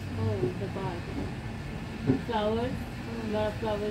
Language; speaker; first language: English; non-native, fluent; Urdu